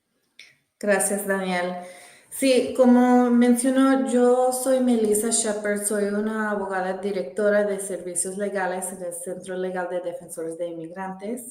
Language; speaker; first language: Spanish; early bilingual, heritage; Spanish